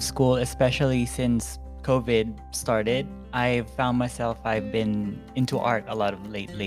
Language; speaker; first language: English; non-native, local second language; Filipino